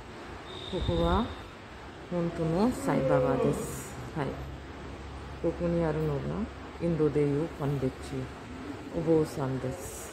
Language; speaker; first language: Japanese; non-native, learner; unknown